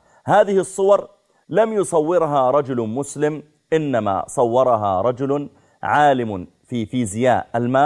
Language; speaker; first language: Arabic; native; Arabic